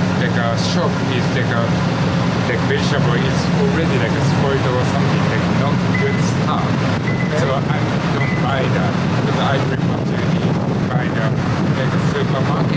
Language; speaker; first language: English; non-native, learner; Japanese